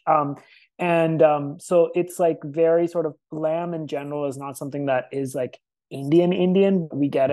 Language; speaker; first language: English; non-native, local second language; Hindi